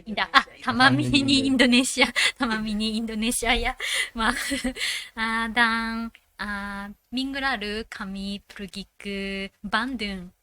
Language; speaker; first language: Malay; non-native, learner; Japanese